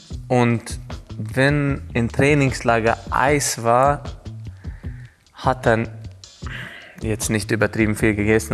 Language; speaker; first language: German; non-native, fluent; Hungarian